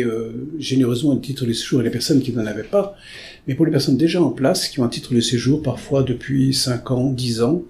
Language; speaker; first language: French; native; French